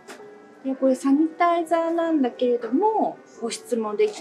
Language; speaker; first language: Japanese; native; Japanese